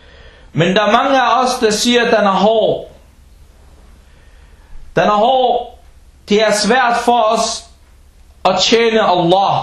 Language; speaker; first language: Danish; early bilingual, other home language; Arabic